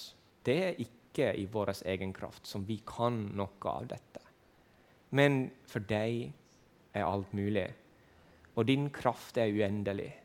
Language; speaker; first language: Swedish; non-native, fluent; Finnish